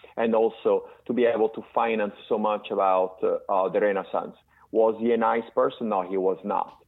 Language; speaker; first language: English; non-native, fluent; Italian